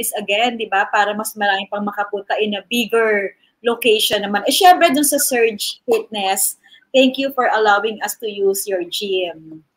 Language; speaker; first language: Filipino; native; Filipino